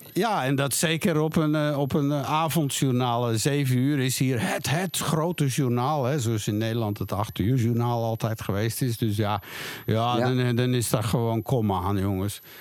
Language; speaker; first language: Dutch; native; Dutch